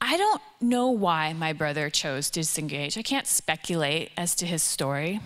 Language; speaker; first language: English; native; English